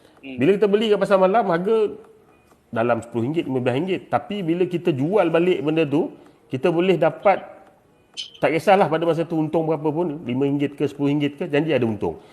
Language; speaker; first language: Malay; native; Malay